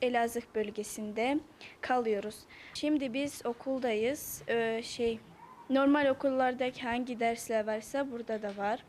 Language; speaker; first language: Turkish; early bilingual, heritage; Turkish